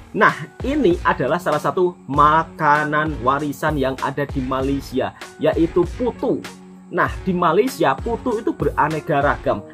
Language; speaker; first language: Indonesian; native; Indonesian